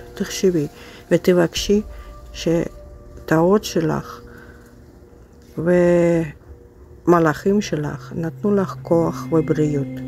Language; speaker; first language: Hebrew; non-native, learner; Russian